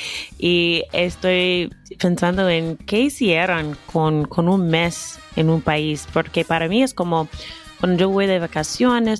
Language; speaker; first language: Spanish; non-native, fluent; English